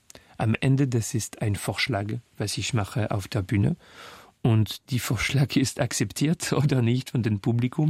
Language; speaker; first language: German; non-native, fluent; French